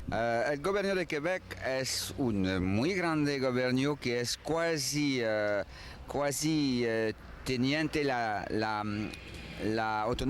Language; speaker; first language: Spanish; non-native, learner; French